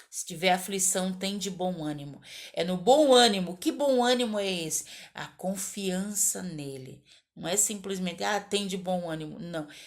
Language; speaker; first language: Portuguese; native; Portuguese